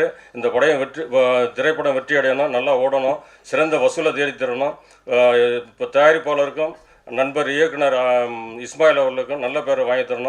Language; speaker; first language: Tamil; native; Tamil